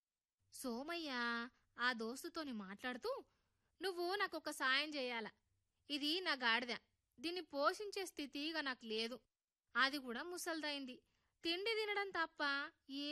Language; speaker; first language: Telugu; native; Telugu